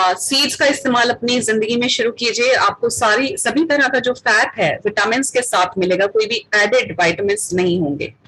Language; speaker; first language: Hindi; native; Hindi